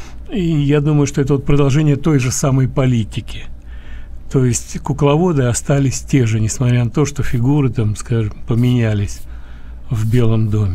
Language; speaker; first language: Russian; native; Russian